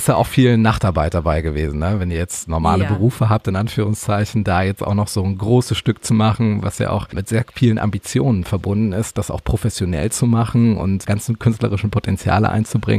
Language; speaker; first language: German; native; German